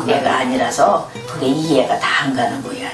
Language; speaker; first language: Korean; native; Korean